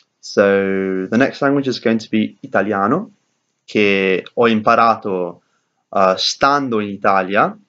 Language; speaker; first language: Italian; early bilingual, heritage; English